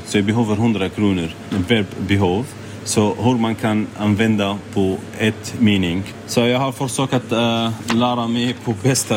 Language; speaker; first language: Swedish; non-native, learner; Arabic